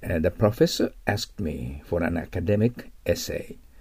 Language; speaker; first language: English; non-native, fluent; Japanese